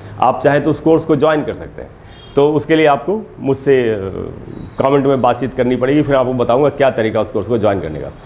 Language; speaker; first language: Hindi; native; Hindi